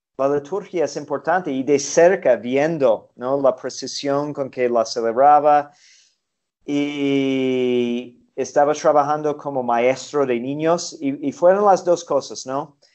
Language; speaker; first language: Spanish; non-native, fluent; English